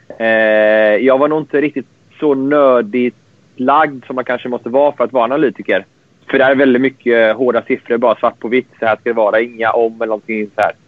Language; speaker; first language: Swedish; native; Swedish